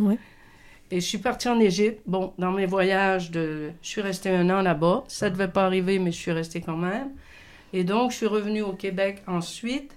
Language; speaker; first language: French; native; French